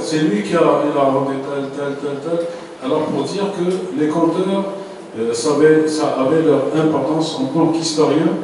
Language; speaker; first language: French; non-native, local second language; Arabic